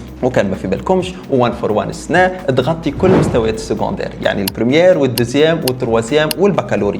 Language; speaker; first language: Arabic; native; Arabic